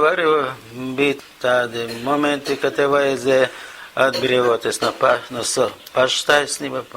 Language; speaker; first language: Latvian; non-native, local second language; Russian